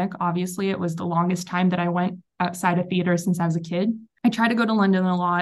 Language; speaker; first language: English; non-native, fluent; Hebrew